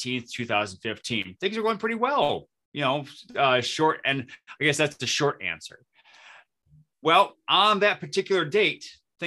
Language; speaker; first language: English; native; English